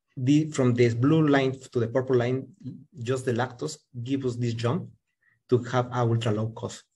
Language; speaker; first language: English; non-native, fluent; Spanish